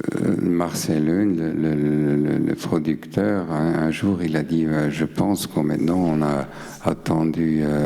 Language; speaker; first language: French; non-native, local second language; German